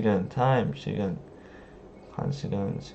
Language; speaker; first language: Korean; non-native, learner; English